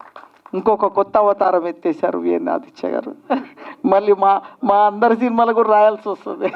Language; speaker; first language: Telugu; native; Telugu